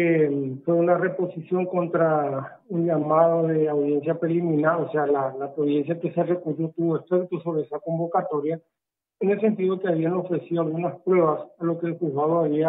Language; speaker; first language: Spanish; native; Spanish